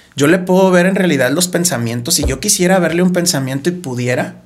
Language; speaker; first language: Spanish; native; Spanish